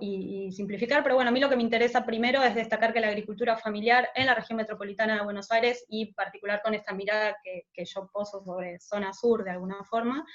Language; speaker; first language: Spanish; native; Spanish